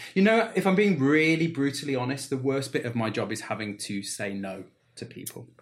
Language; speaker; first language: English; native; English